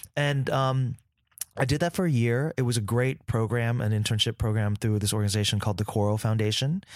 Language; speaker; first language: English; early bilingual, other home language; Vietnamese